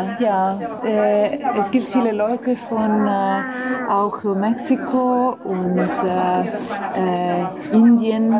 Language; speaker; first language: German; non-native, learner; Italian